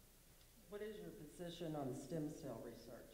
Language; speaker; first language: English; native; English